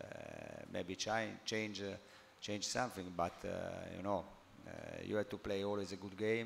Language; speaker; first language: English; non-native, fluent; Italian